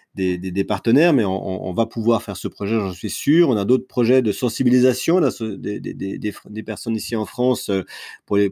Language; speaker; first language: French; native; French